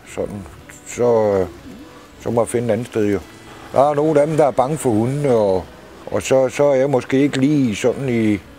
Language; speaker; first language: Danish; native; Danish